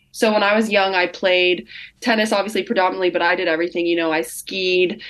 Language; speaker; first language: English; native; English